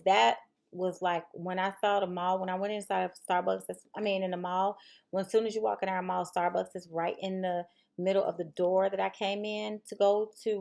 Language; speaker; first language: English; native; English